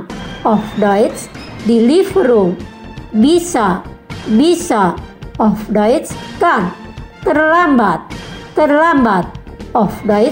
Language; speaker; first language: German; non-native, fluent; Indonesian